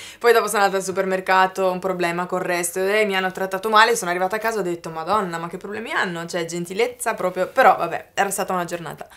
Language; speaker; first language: Italian; native; Italian